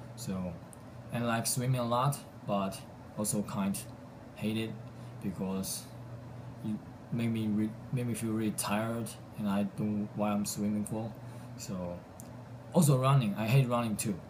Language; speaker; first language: English; non-native, learner; Chinese